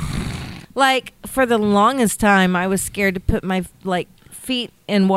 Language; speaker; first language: English; native; English